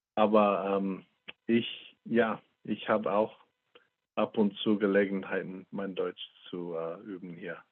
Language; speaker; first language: German; non-native, fluent; English